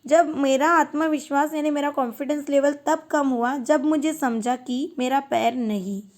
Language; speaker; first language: Hindi; non-native, local second language; Marathi